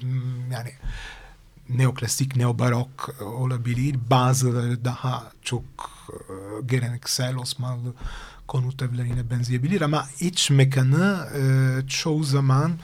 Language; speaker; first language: Turkish; non-native, fluent; Italian